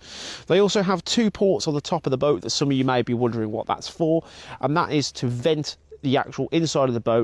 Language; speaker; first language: English; native; English